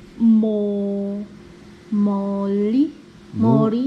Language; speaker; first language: Korean; non-native, learner; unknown